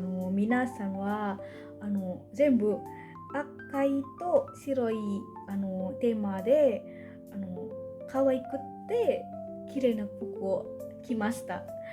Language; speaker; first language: Japanese; non-native, learner; Indonesian